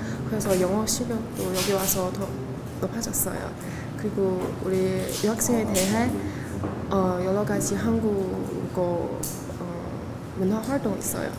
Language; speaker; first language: Korean; non-native, learner; Chinese